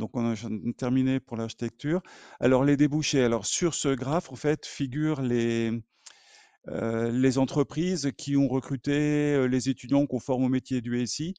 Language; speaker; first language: French; native; French